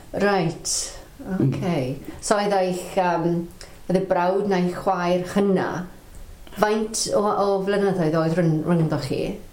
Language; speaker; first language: Welsh; non-native, local second language; English